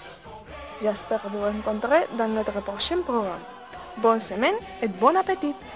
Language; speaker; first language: French; non-native, learner; Spanish